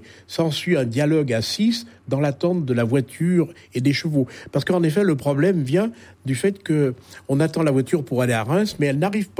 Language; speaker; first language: French; native; French